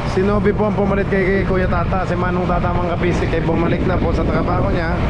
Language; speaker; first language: Filipino; non-native, local second language; Cebuano